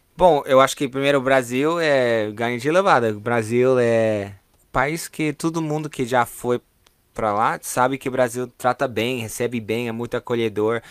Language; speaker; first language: Portuguese; non-native, fluent; English